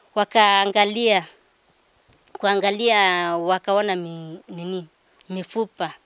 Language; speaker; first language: Swahili; non-native, local second language; Kalenjin